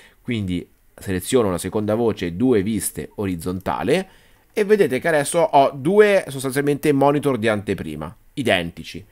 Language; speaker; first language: Italian; native; Italian